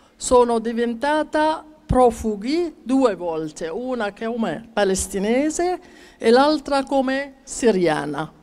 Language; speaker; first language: Italian; non-native, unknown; Arabic